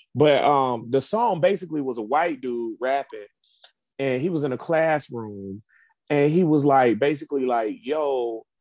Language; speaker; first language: English; native; English